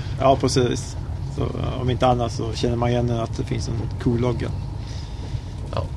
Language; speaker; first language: Swedish; native; Swedish